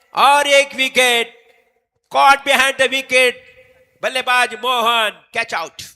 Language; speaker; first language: Hindi; non-native, local second language; Marathi